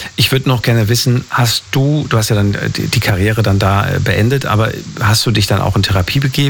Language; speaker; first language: German; native; German